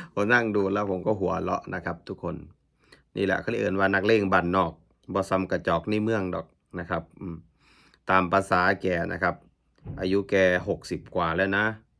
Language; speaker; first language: Thai; native; Thai